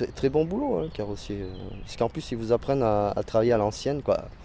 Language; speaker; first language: French; native; French